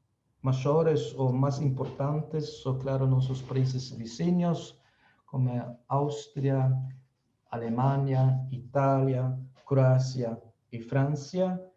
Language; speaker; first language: Spanish; non-native, fluent; Slovenian